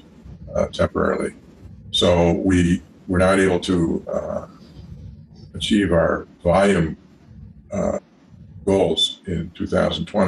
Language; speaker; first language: English; native; English